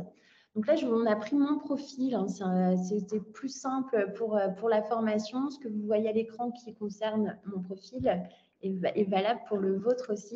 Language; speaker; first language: French; native; French